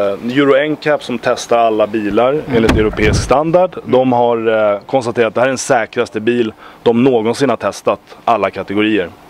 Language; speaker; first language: Swedish; native; Swedish